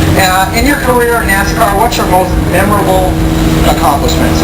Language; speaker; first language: English; native; English